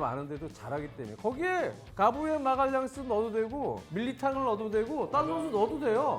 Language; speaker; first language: Korean; native; Korean